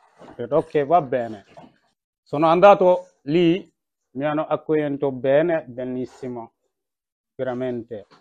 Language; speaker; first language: Italian; non-native, learner; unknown